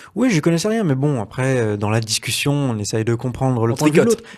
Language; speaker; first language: French; native; French